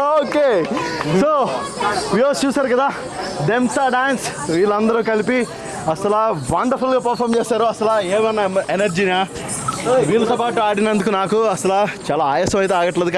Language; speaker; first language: Telugu; native; Telugu